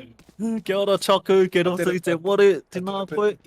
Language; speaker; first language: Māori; non-native, local second language; English